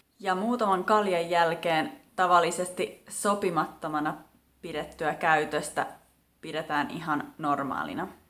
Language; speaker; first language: Finnish; native; Finnish